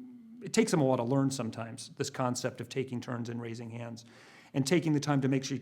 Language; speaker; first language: English; native; English